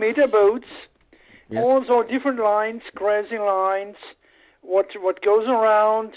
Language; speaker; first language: English; non-native, learner; Luxembourgish